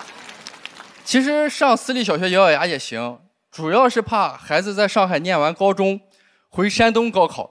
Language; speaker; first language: Chinese; native; Chinese